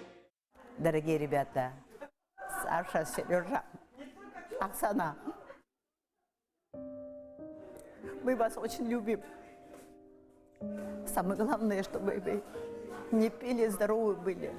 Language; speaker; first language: Russian; non-native, local second language; Korean